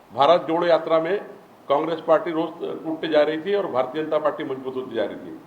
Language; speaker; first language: Hindi; non-native, local second language; Marathi